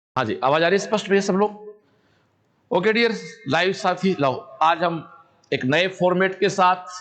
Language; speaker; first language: Hindi; native; Hindi